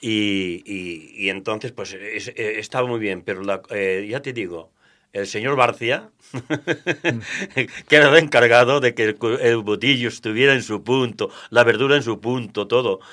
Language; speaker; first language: Spanish; non-native, local second language; Galician